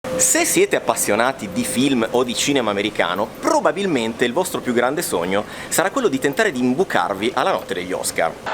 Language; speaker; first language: Italian; native; Italian